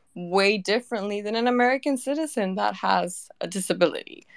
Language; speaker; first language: English; early bilingual, other home language; Spanish